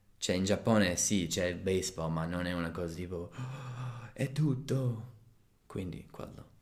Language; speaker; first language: Italian; non-native, fluent; English